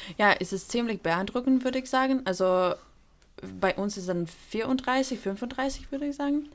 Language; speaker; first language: German; non-native, fluent; Ukrainian